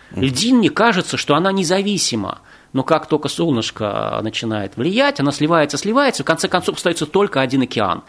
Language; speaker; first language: Russian; native; Russian